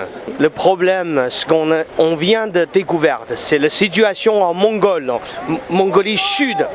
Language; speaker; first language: French; non-native, fluent; Chinese